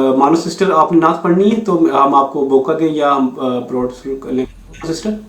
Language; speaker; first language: Urdu; non-native, local second language; Punjabi